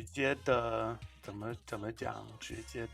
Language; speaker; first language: Chinese; non-native, fluent; English